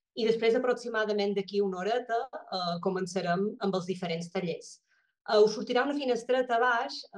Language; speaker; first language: Catalan; native; Catalan